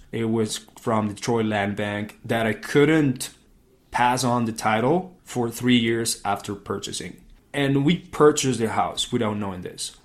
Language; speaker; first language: English; early bilingual, other home language; Spanish